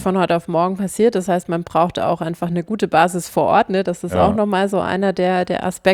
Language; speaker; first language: German; native; German